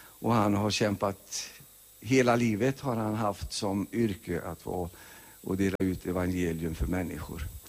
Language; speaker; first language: Swedish; early bilingual, heritage; Swedish